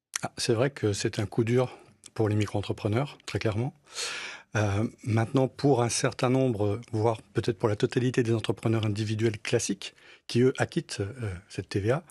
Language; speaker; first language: French; native; French